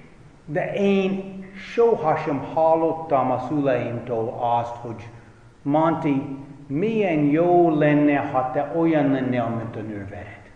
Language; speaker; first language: Hungarian; non-native, fluent; English